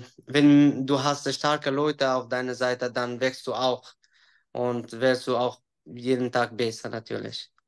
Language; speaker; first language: German; non-native, learner; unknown